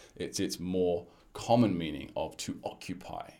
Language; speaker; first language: English; native; English